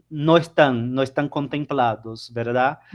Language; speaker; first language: Spanish; non-native, fluent; Portuguese